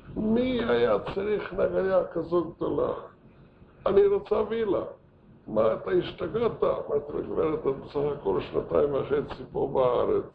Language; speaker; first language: Hebrew; non-native, fluent; Yiddish